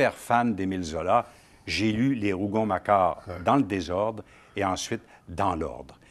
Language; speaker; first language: French; native; French